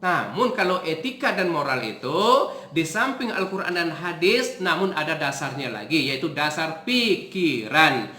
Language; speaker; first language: Indonesian; native; Indonesian